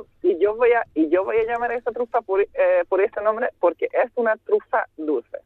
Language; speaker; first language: Spanish; non-native, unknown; Hungarian